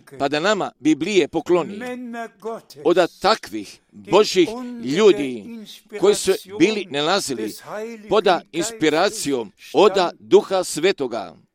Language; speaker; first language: Croatian; early bilingual, heritage; Croatian